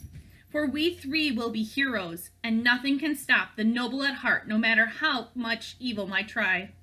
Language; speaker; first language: English; native; English